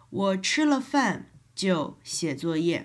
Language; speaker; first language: Chinese; non-native, learner; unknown